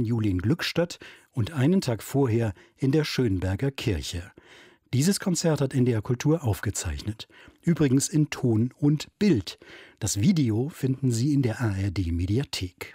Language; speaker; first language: German; native; German